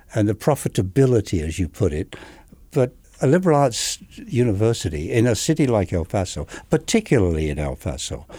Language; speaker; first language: English; native; English